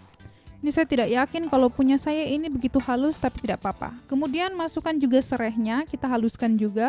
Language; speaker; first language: Indonesian; native; Indonesian